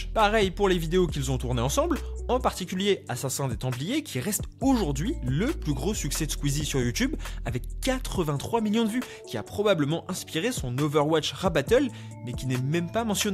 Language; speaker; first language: French; native; French